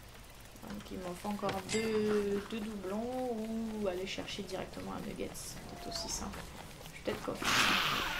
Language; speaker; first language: French; native; French